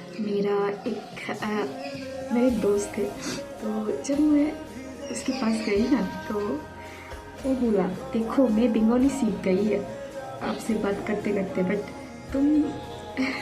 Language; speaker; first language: Hindi; non-native, local second language; Bangla